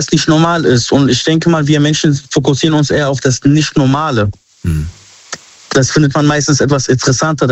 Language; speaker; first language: German; early bilingual, other home language; Arabic